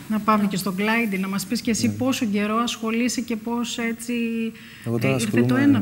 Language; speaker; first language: Greek; native; Greek